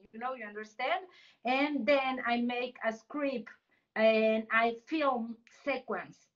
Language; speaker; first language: English; non-native, learner; Spanish